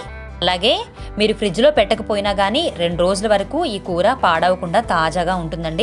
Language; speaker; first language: Telugu; native; Telugu